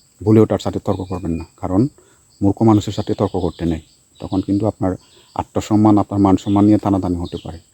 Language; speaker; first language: Bangla; non-native, local second language; Chakma